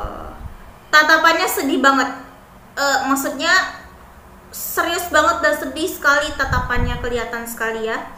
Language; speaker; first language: Indonesian; native; Indonesian